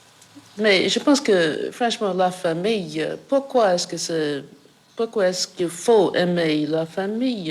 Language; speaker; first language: French; non-native, fluent; English